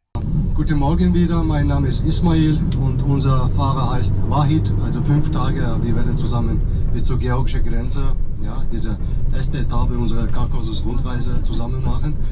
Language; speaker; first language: German; non-native, fluent; Azerbaijani